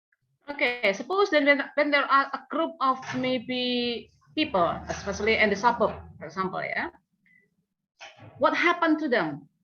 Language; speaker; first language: English; non-native, fluent; Indonesian